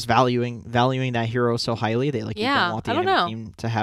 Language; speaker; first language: English; native; English